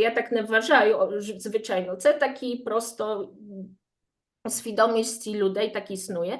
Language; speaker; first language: Ukrainian; non-native, fluent; Polish